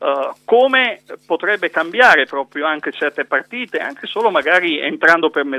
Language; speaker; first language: Italian; native; Italian